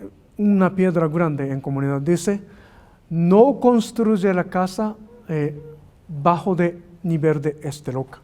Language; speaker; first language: Spanish; non-native, learner; Japanese